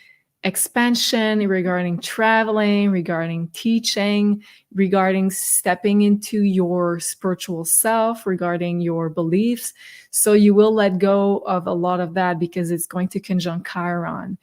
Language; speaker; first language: English; non-native, fluent; French